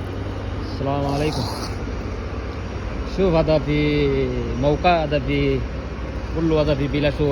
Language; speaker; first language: Arabic; non-native, learner; Bangla